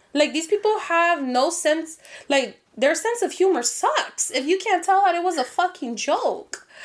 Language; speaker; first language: English; early bilingual, other home language; Spanish